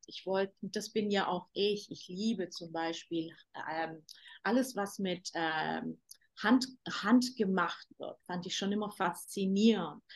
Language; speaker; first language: German; native; German